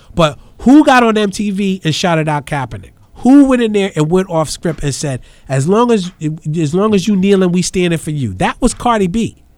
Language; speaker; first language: English; native; English